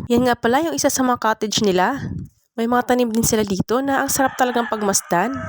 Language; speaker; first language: Filipino; non-native, local second language; Cebuano